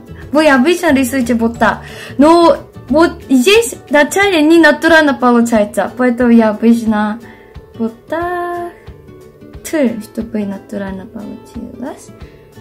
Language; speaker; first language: Russian; non-native, fluent; Korean